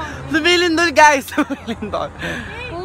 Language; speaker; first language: Filipino; native; Filipino